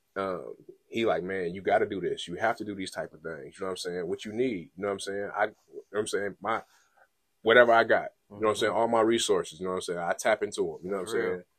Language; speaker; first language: English; native; English